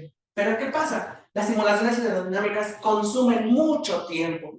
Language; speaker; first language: Spanish; native; Spanish